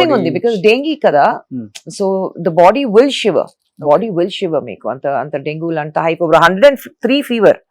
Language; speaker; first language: Telugu; non-native, fluent; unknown